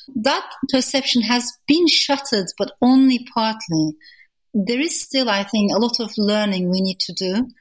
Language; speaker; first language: English; non-native, fluent; Turkish